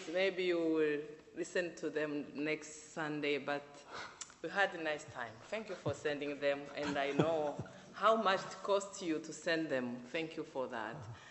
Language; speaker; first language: English; non-native, local second language; Kinyarwanda